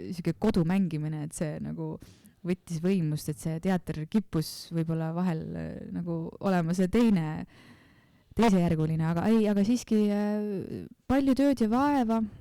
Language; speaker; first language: Estonian; native; Estonian